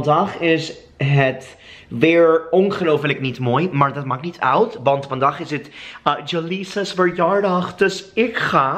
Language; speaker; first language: Dutch; non-native, fluent; English